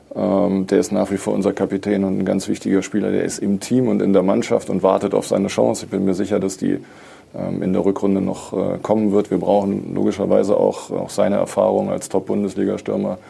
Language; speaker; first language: German; native; German